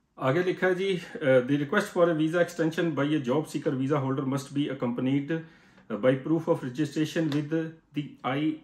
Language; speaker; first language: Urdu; native; Urdu